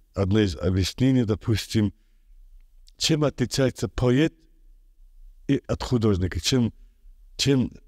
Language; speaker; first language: Russian; non-native, local second language; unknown